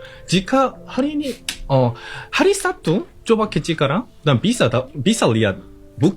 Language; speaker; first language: Indonesian; non-native, learner; Korean